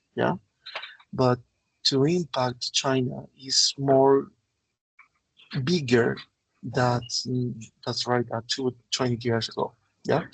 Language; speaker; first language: English; non-native, learner; Spanish